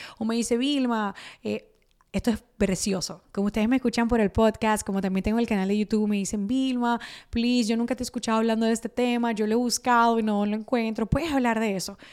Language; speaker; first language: Spanish; early bilingual, other home language; Italian